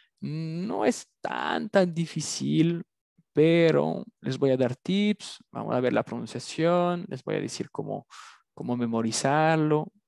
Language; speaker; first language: Spanish; non-native, fluent; French